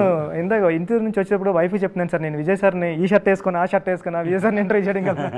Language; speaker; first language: Telugu; native; Telugu